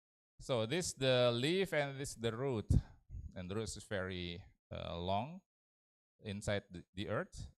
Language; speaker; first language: English; non-native, learner; Indonesian